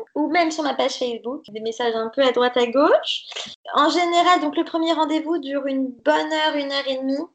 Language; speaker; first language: French; native; French